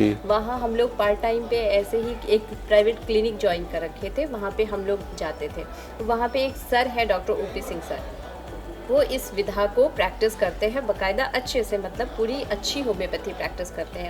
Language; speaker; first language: Hindi; native; Hindi